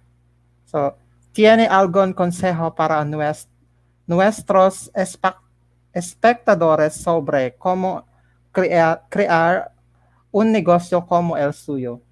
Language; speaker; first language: Spanish; non-native, learner; Filipino